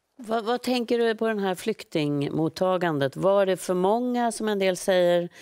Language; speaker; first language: Swedish; native; Swedish